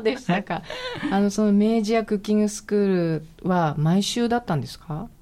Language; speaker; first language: Japanese; native; Japanese